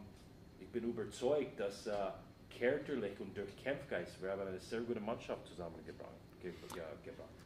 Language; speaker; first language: German; non-native, fluent; English